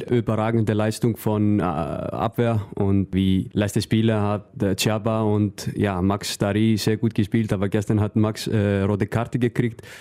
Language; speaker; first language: German; non-native, learner; Icelandic